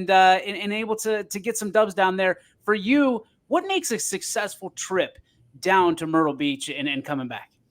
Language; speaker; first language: English; native; English